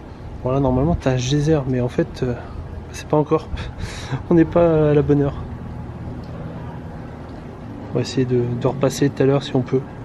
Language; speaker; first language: French; native; French